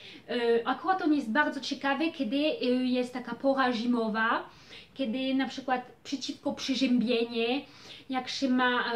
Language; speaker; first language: Polish; early bilingual, heritage; Polish